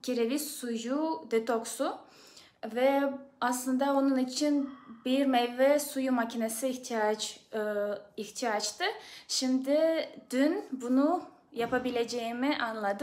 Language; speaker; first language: Turkish; non-native, fluent; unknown